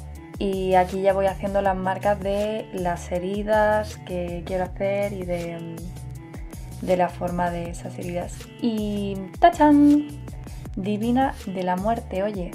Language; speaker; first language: Spanish; native; Spanish